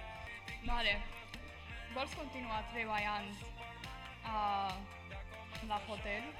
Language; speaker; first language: Catalan; non-native, local second language; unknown